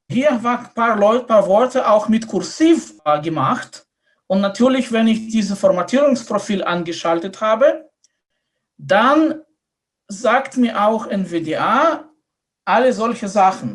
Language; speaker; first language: German; non-native, fluent; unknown